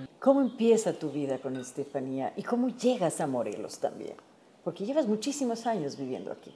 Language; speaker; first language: Spanish; native; Spanish